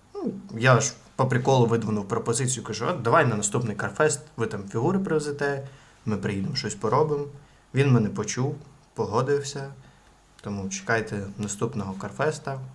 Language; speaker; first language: Ukrainian; non-native, local second language; Russian